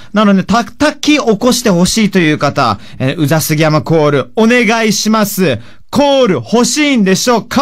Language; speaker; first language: Japanese; early bilingual, heritage; Japanese